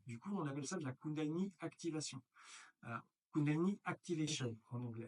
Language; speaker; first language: French; native; French